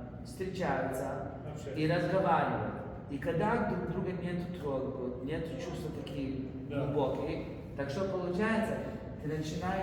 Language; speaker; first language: Russian; early bilingual, heritage; Russian